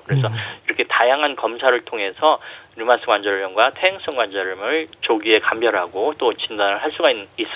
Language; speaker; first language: Korean; native; Korean